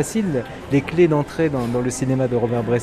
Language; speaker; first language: French; native; French